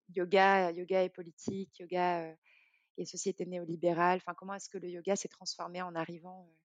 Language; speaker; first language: French; native; French